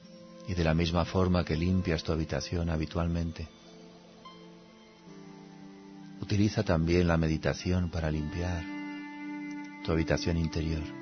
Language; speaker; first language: Spanish; native; Spanish